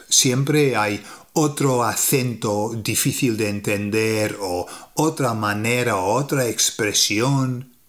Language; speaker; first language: Spanish; native; Spanish